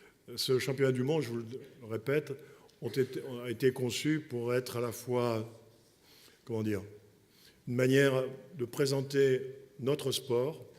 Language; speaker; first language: French; native; French